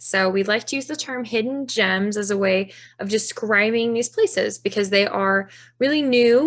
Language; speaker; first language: English; native; English